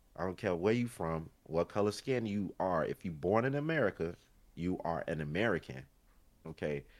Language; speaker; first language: English; early bilingual, other home language; Haitian Creole